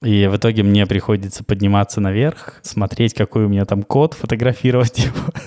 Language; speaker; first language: Russian; native; Russian